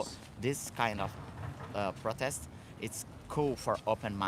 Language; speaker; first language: English; non-native, learner; Portuguese